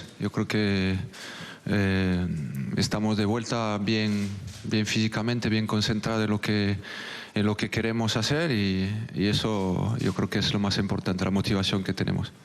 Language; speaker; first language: Spanish; non-native, local second language; French